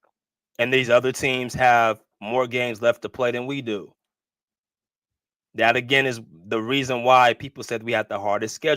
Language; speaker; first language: English; native; English